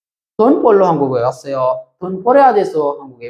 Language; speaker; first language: Korean; non-native, fluent; Sinhala